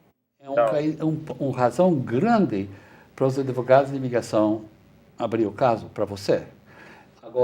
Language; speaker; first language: Portuguese; non-native, fluent; Spanish